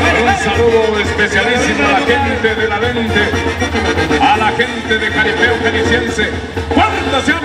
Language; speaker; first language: Spanish; native; Spanish